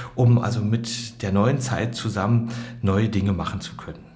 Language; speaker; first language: German; native; German